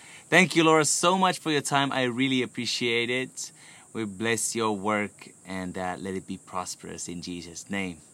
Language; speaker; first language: English; non-native, fluent; Finnish